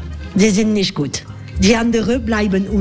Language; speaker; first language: German; non-native, learner; French